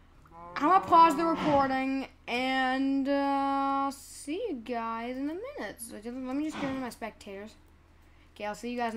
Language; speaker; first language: English; native; English